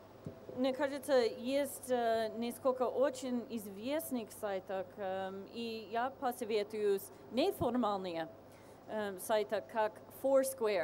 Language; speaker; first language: Russian; non-native, fluent; English